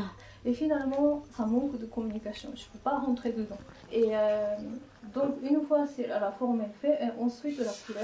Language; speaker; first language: French; non-native, fluent; Japanese